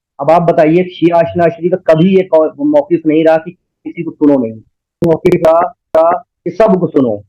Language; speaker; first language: Urdu; native; Urdu